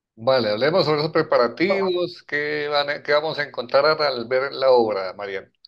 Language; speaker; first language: Spanish; native; Spanish